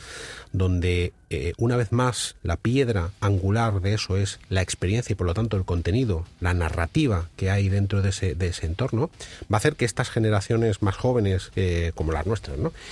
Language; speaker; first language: Spanish; native; Spanish